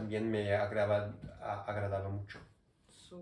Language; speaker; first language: Spanish; non-native, learner; German